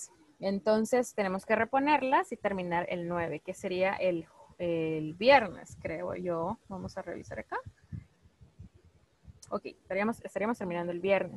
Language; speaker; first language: Spanish; native; Spanish